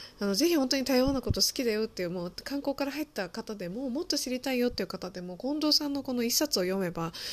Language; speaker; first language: Japanese; early bilingual, other home language; Chinese